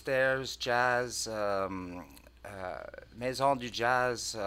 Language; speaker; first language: French; non-native, learner; English